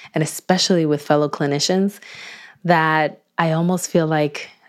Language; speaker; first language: English; native; English